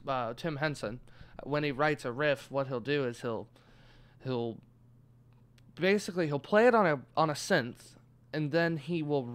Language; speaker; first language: English; native; English